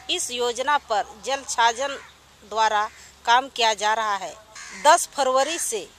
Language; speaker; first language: Hindi; native; Hindi